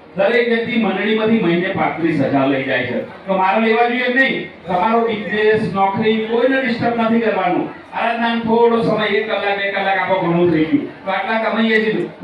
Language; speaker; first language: Gujarati; native; Gujarati